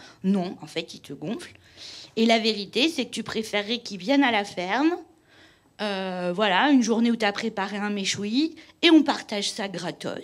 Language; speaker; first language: French; native; French